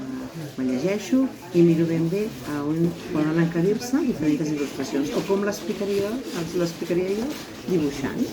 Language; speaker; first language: Catalan; native; Catalan